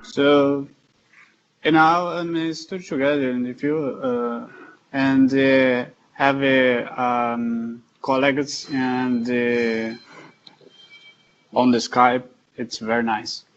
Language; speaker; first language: English; non-native, learner; Portuguese